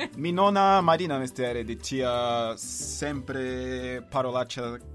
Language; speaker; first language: Italian; non-native, learner; Portuguese